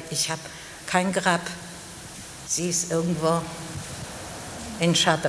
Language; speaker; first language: German; non-native, fluent; Polish